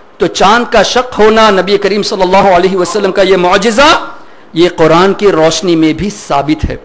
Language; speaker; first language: Urdu; non-native, fluent; Memoni